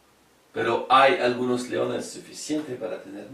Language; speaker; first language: Spanish; non-native, fluent; French